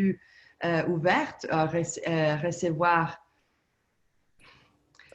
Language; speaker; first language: French; non-native, learner; Italian